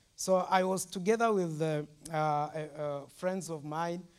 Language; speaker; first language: English; non-native, local second language; Kinyarwanda